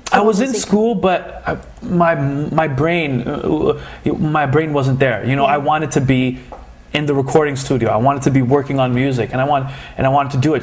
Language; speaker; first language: English; early bilingual, other home language; Portuguese